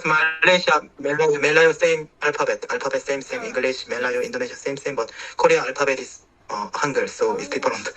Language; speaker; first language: English; non-native, learner; Korean